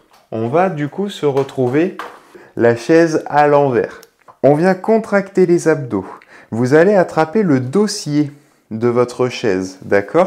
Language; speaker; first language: French; native; French